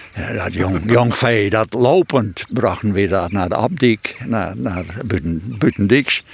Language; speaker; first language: Dutch; non-native, local second language; Western Frisian